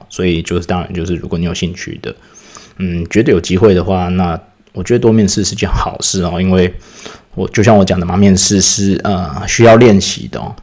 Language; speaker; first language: Chinese; native; Chinese